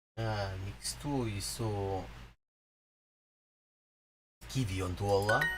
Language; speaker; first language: Finnish; non-native, learner; English